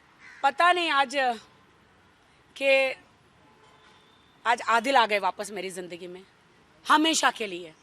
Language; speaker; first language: Hindi; native; Hindi